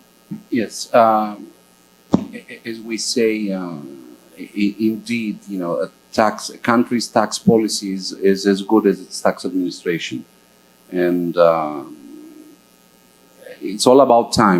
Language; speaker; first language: English; non-native, fluent; Greek